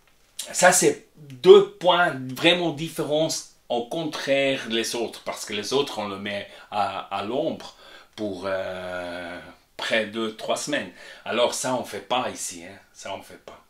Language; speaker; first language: French; non-native, fluent; Spanish